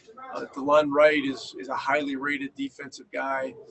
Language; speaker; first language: English; native; English